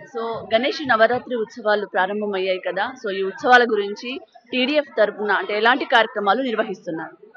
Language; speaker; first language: Telugu; native; Telugu